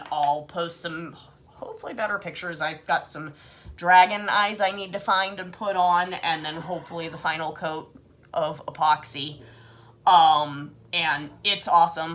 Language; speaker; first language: English; native; English